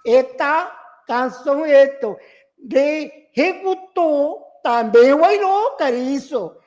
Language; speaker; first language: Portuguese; non-native, learner; Spanish